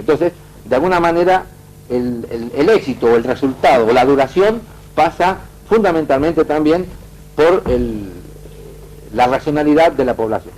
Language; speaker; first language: Spanish; native; Spanish